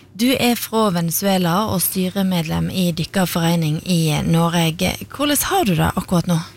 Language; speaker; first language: Norwegian; native; Norwegian